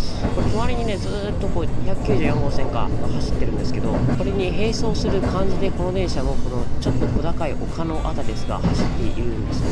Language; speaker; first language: Japanese; native; Japanese